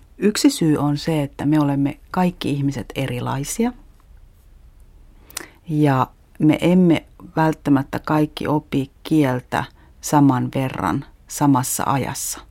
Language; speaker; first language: Finnish; native; Finnish